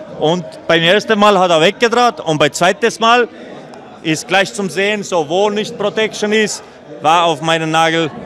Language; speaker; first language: German; non-native, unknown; Albanian